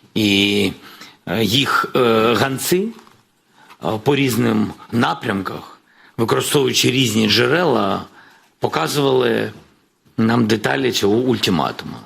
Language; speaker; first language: Ukrainian; non-native, local second language; Russian